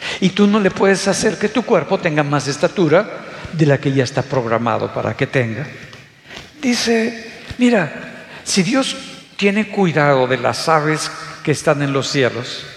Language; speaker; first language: Spanish; native; Spanish